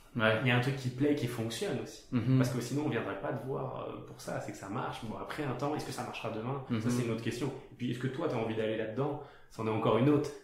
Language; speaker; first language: French; native; French